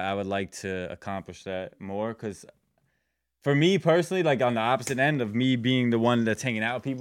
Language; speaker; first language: English; native; English